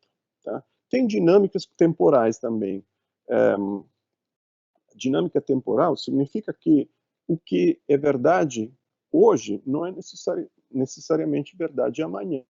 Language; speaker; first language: Portuguese; non-native, fluent; Italian